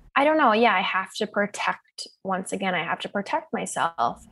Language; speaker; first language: English; native; English